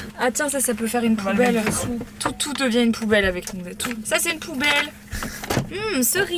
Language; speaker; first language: French; native; French